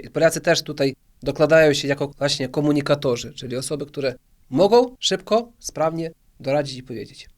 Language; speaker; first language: Polish; early bilingual, heritage; Polish